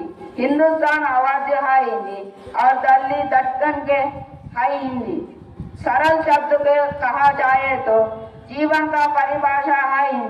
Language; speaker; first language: Hindi; non-native, local second language; Telugu